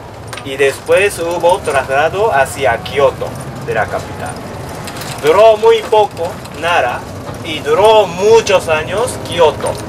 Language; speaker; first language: Spanish; non-native, learner; Japanese